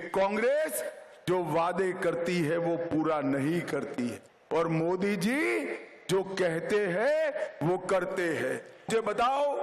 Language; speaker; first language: Hindi; non-native, local second language; Gujarati